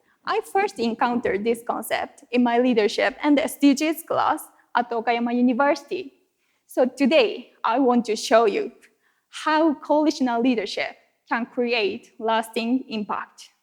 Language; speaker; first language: English; non-native, fluent; Japanese